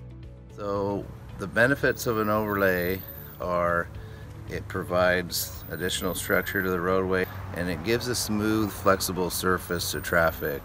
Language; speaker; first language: English; native; English